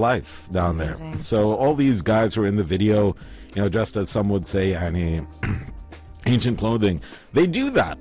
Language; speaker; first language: English; non-native, fluent; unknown